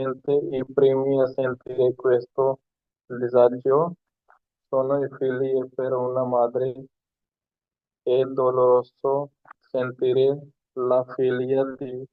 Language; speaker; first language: Italian; non-native, learner; Hindi